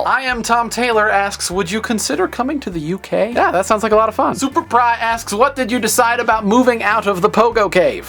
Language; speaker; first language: English; native; English